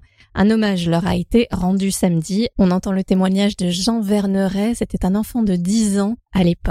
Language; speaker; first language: French; native; French